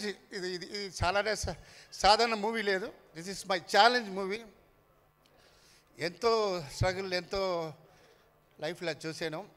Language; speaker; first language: Telugu; non-native, learner; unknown